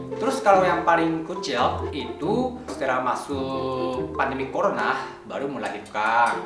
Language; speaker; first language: Indonesian; non-native, fluent; Japanese